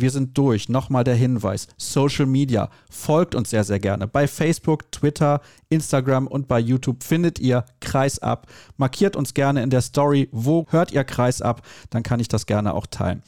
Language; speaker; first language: German; native; German